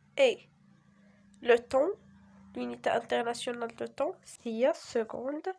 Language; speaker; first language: French; non-native, local second language; Arabic